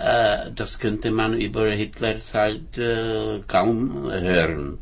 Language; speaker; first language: German; non-native, fluent; Czech